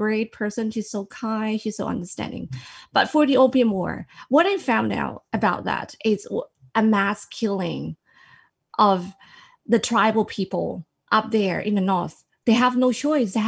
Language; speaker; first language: English; non-native, fluent; Thai